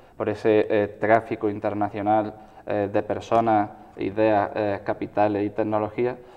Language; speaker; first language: Spanish; native; Spanish